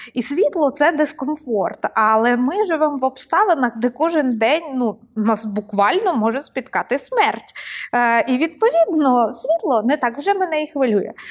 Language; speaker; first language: Ukrainian; non-native, local second language; Russian